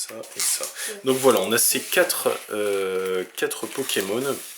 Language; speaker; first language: French; native; French